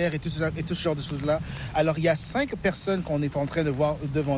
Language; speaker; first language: French; native; French